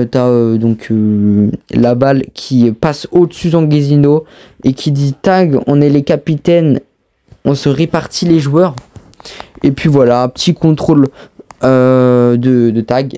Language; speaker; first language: French; native; French